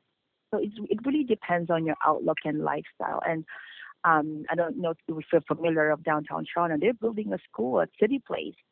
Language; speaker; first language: English; non-native, local second language; Filipino